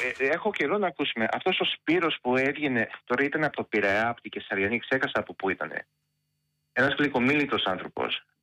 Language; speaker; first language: Greek; native; Greek